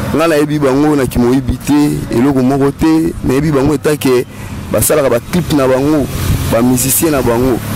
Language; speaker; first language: Lingala; non-native, local second language; Kongo